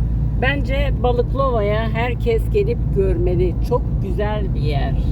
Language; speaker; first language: Turkish; native; Turkish